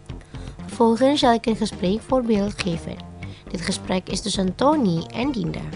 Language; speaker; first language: Dutch; non-native, learner; Indonesian